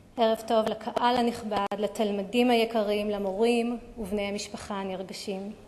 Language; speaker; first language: Hebrew; native; Hebrew